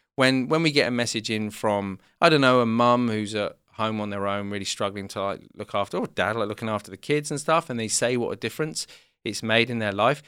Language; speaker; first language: English; native; English